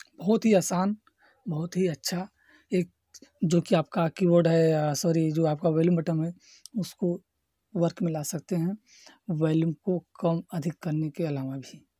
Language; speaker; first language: Hindi; native; Hindi